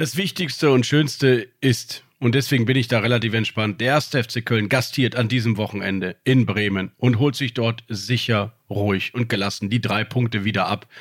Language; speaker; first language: German; native; German